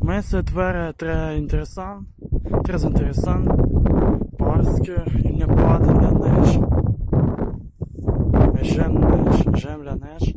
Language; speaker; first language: French; non-native, learner; Ukrainian